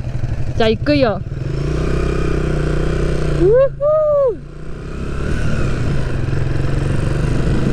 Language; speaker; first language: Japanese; non-native, learner; Spanish